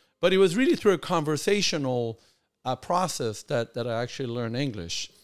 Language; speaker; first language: English; non-native, fluent; Persian